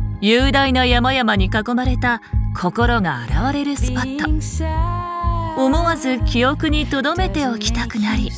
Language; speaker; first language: Japanese; native; Japanese